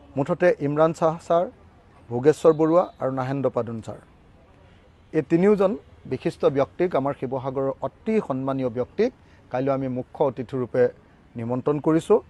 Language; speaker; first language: Assamese; native; Assamese